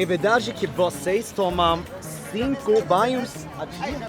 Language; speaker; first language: Portuguese; non-native, fluent; Swedish